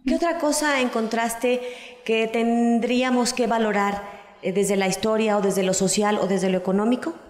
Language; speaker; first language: Spanish; native; Spanish